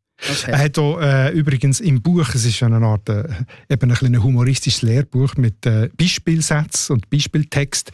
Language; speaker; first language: German; native; German